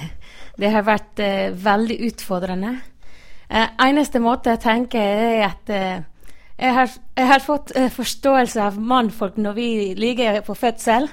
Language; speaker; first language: Norwegian; non-native, fluent; Spanish